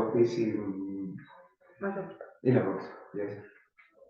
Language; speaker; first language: English; non-native, learner; Spanish